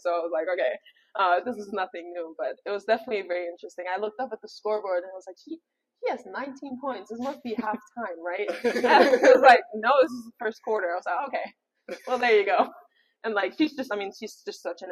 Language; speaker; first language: English; non-native, fluent; German